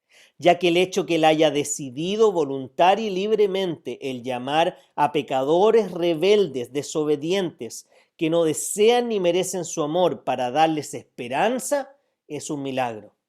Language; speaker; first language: Spanish; native; Spanish